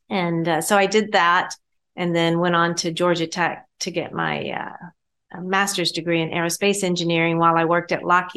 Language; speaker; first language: English; native; English